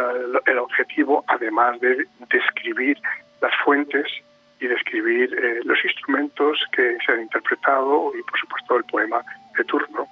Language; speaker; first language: Spanish; native; Spanish